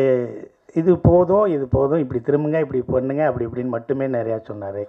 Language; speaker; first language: Tamil; native; Tamil